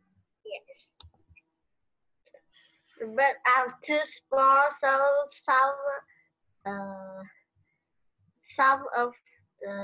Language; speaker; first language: English; non-native, learner; Vietnamese